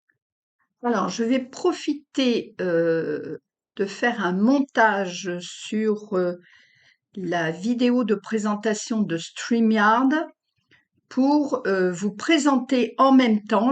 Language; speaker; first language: French; native; French